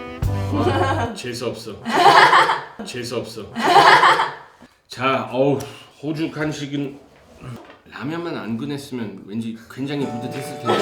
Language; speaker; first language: Korean; non-native, fluent; English